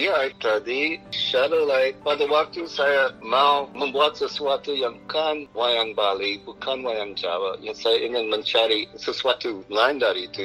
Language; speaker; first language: Indonesian; non-native, fluent; English